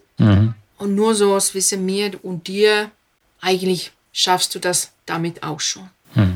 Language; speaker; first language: German; non-native, fluent; Finnish